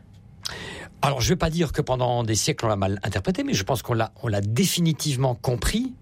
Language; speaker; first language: French; native; French